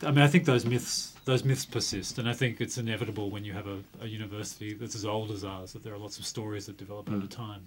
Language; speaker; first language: English; native; English